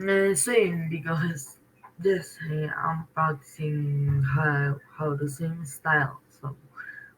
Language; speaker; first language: English; non-native, learner; Spanish